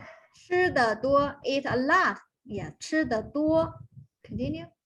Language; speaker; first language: English; non-native, fluent; Chinese